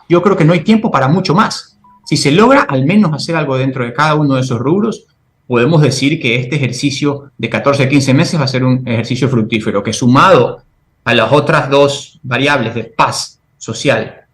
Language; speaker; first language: Spanish; native; Spanish